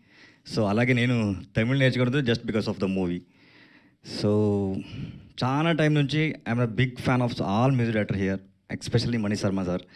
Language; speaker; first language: Telugu; non-native, learner; Kannada